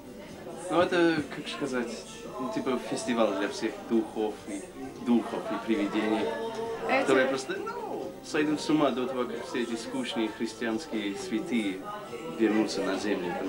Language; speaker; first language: Russian; non-native, fluent; English